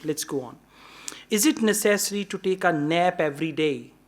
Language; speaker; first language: English; non-native, local second language; Urdu